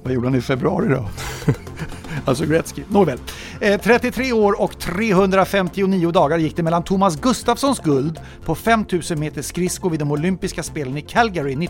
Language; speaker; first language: Swedish; native; Swedish